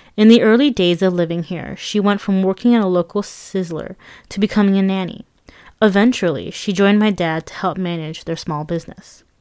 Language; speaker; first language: English; early bilingual, other home language; Persian